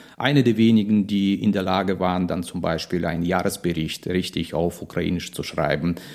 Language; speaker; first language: German; non-native, fluent; Russian